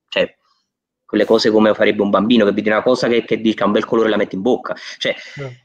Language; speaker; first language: Italian; native; Italian